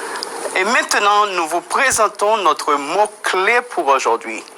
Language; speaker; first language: French; non-native, fluent; Spanish